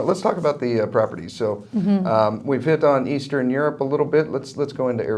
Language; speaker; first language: English; native; English